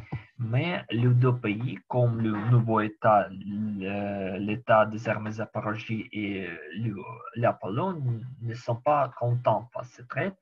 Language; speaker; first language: French; non-native, learner; Ukrainian